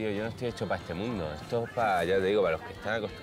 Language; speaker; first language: Spanish; native; Spanish